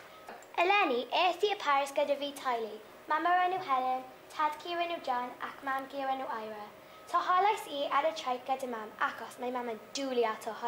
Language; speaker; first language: Welsh; non-native, learner; English